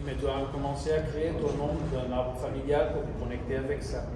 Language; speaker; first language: French; non-native, fluent; Portuguese